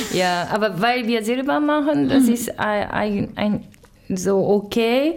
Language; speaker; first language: German; non-native, fluent; Japanese